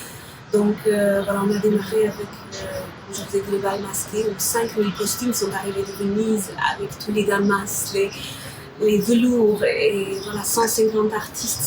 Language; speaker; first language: French; non-native, fluent; Romanian